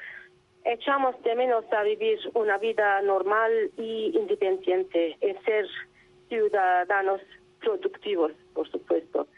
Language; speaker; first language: Spanish; non-native, learner; Arabic